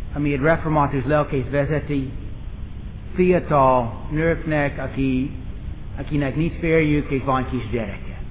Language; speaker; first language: Hungarian; non-native, fluent; English